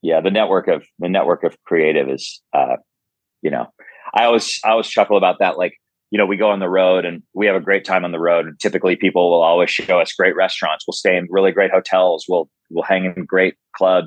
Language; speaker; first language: English; native; English